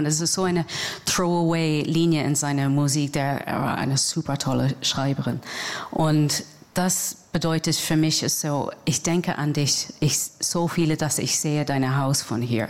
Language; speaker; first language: German; non-native, learner; English